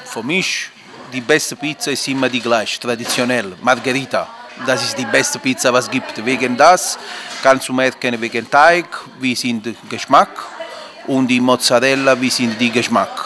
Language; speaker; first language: German; non-native, learner; Italian